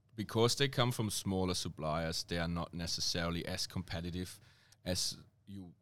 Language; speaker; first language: English; non-native, fluent; German